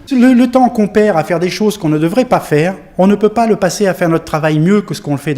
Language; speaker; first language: French; native; French